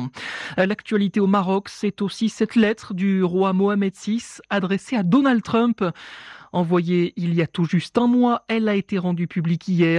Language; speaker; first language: French; native; French